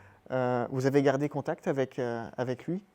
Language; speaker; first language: French; native; French